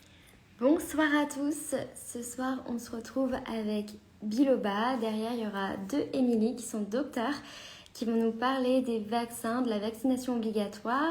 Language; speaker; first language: French; native; French